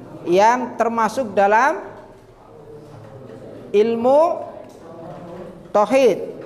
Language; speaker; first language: Indonesian; native; Indonesian